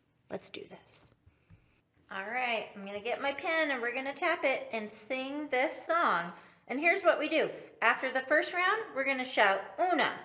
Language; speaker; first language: English; native; English